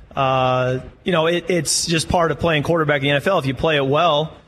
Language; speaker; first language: English; native; English